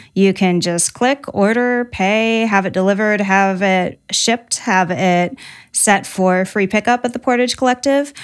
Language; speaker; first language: English; native; English